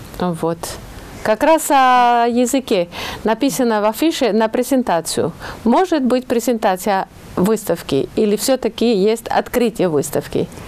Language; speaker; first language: Russian; non-native, fluent; Spanish